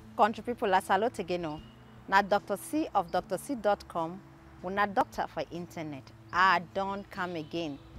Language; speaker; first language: Nigerian Pidgin; native; Nigerian Pidgin